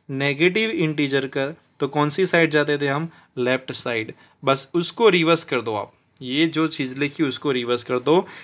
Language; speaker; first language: Hindi; non-native, local second language; Gujarati